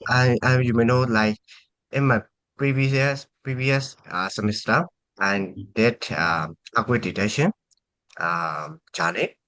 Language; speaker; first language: English; non-native, fluent; Burmese